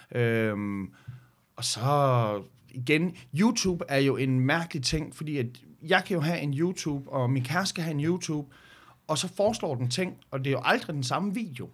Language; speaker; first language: Danish; native; Danish